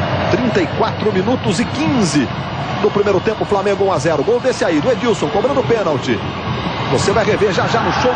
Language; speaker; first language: Portuguese; native; Portuguese